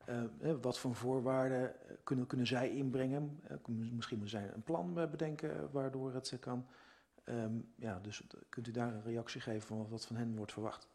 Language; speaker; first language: Dutch; native; Dutch